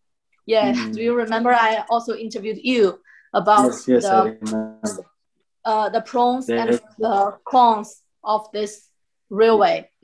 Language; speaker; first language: English; non-native, fluent; Chinese